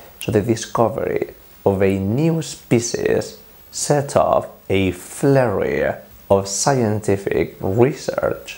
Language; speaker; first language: English; non-native, fluent; Spanish